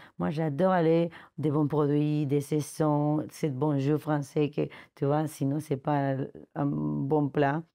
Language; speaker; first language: French; non-native, fluent; Spanish